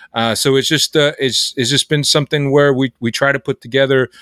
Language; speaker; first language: English; early bilingual, other home language; Portuguese